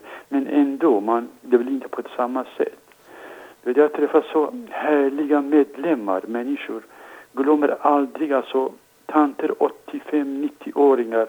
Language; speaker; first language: Swedish; non-native, fluent; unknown